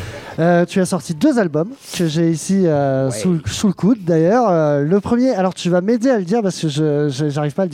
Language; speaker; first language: French; native; French